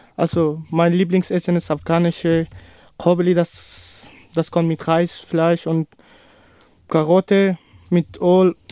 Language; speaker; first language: German; non-native, learner; Persian